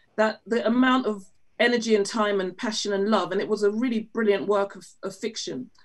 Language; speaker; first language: English; native; English